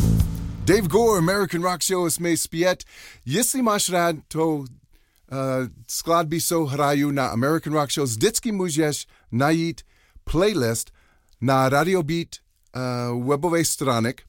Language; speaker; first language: Czech; non-native, learner; English